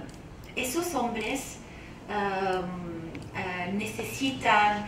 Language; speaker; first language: Spanish; non-native, fluent; Arabic